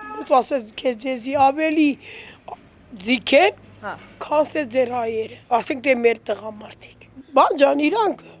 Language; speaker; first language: Armenian; non-native, local second language; Assyrian Neo-Aramaic